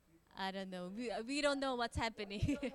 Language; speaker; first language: English; non-native, fluent; Korean